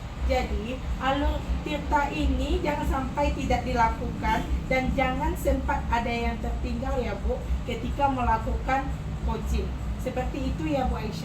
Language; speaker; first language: Indonesian; native; Indonesian